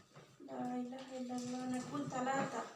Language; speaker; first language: Arabic; non-native, learner; Bangla